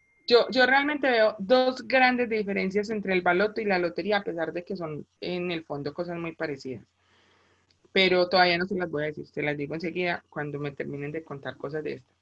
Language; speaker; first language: Spanish; native; Spanish